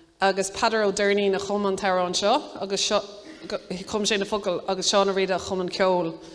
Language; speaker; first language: Irish; non-native, local second language; English